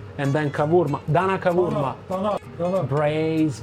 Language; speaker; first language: Turkish; non-native, learner; Italian